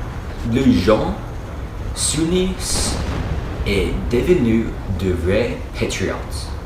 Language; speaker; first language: French; non-native, learner; English